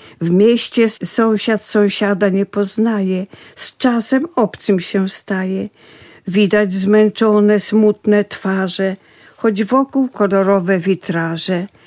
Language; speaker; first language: Polish; native; Polish